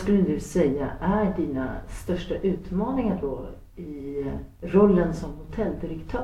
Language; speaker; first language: Swedish; native; Swedish